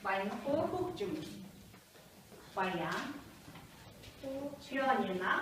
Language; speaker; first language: Russian; non-native, fluent; Mongolian